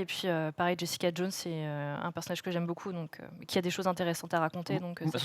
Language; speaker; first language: French; native; French